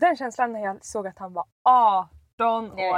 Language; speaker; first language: Swedish; native; Swedish